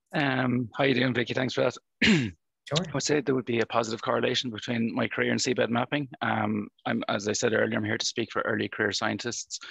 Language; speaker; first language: English; native; English